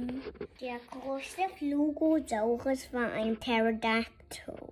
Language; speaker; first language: German; early bilingual, heritage; German